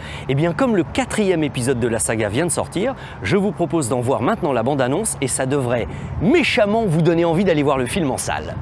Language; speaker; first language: French; native; French